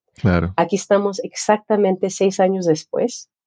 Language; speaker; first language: Spanish; native; Spanish